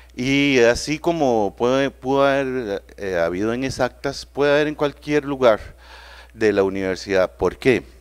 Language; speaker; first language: Spanish; native; Spanish